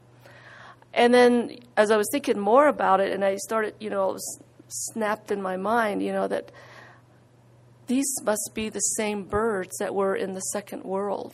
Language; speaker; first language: English; native; English